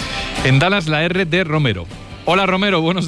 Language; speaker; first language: Spanish; native; Spanish